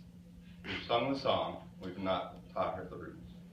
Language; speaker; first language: English; native; English